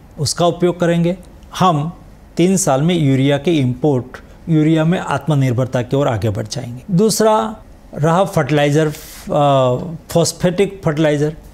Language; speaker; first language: Hindi; non-native, local second language; Gujarati